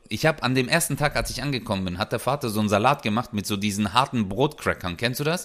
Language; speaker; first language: German; early bilingual, other home language; Turkish